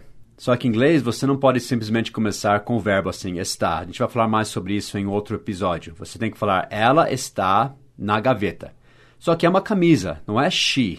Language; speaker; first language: Portuguese; non-native, fluent; English